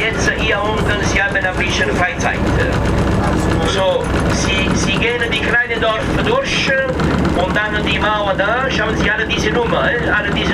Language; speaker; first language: German; non-native, learner; Italian